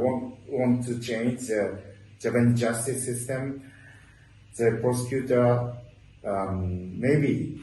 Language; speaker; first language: English; non-native, learner; Japanese